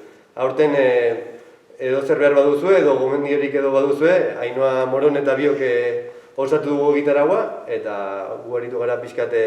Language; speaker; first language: Basque; native; Basque